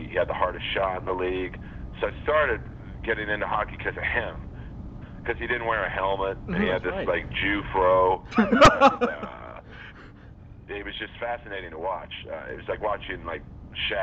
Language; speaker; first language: English; native; English